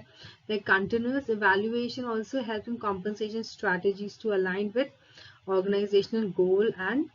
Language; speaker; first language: English; non-native, local second language; Hindi